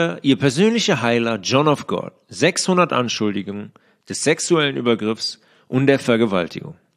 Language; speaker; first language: German; native; German